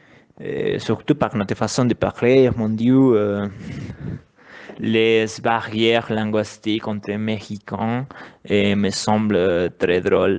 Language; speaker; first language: French; non-native, learner; Spanish